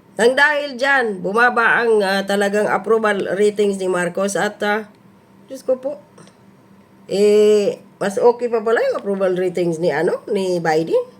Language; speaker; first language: Filipino; non-native, local second language; Cebuano